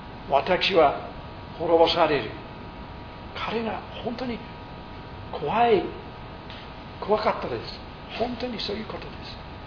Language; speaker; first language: Japanese; non-native, fluent; English